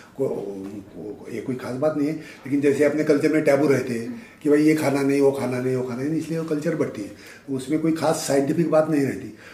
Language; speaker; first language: Hindi; non-native, local second language; Marathi